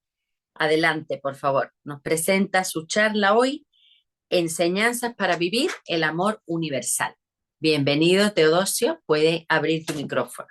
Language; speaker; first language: Spanish; native; Spanish